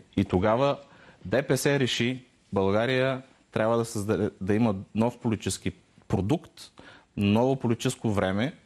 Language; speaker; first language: Bulgarian; non-native, local second language; Turkish